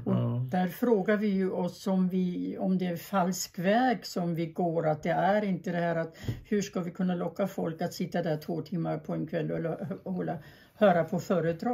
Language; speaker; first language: Swedish; early bilingual, other home language; German